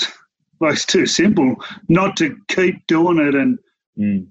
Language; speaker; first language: English; native; English